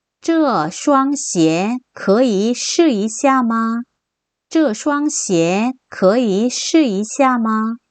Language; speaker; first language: Chinese; non-native, fluent; Korean